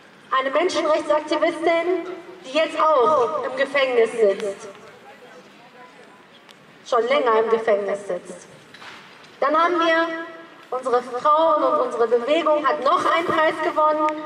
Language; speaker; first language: German; early bilingual, other home language; Persian